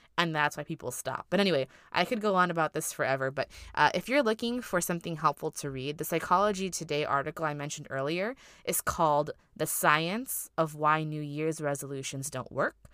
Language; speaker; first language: English; native; English